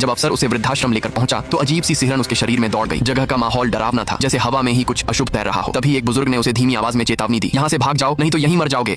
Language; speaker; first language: Hindi; native; Hindi